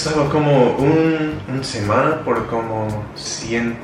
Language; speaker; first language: Spanish; non-native, fluent; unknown